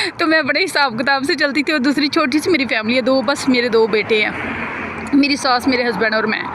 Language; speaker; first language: Urdu; non-native, local second language; Punjabi